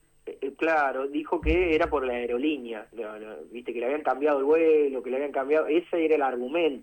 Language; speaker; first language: Spanish; native; Spanish